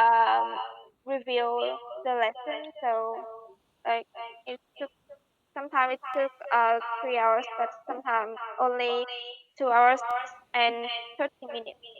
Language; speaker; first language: English; non-native, learner; Vietnamese